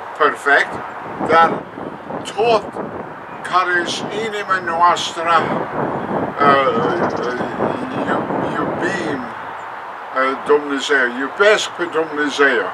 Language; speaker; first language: Romanian; non-native, learner; English